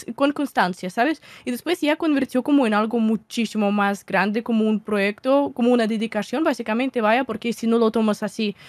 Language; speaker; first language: Spanish; non-native, fluent; Russian